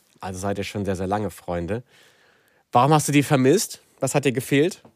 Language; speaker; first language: German; native; German